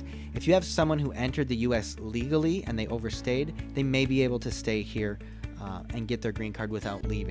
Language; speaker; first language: English; native; English